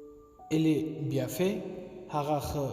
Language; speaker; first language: French; non-native, learner; Pashto